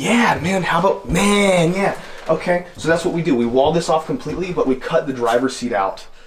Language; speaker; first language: English; native; English